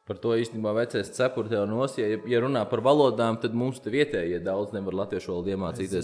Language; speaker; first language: Latvian; native; Latvian